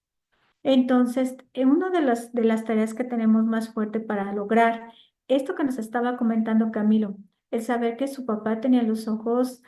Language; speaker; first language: Spanish; native; Spanish